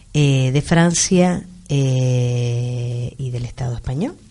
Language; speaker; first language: Spanish; native; Spanish